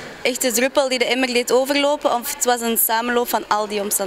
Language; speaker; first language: Dutch; native; Dutch